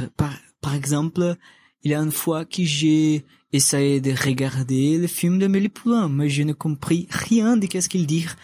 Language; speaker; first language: French; non-native, learner; Portuguese